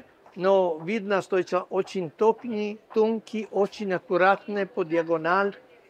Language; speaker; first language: Russian; non-native, fluent; Italian